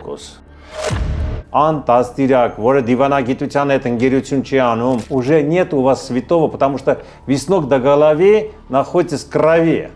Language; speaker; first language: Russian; non-native, fluent; Armenian